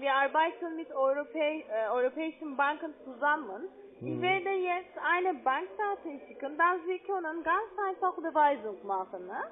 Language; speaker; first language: German; non-native, learner; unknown